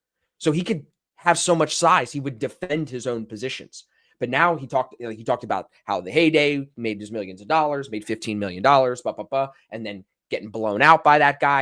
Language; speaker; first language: English; native; English